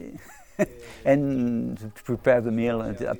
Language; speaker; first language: English; non-native, fluent; French